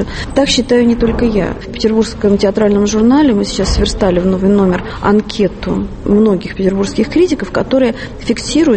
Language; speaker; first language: Russian; native; Russian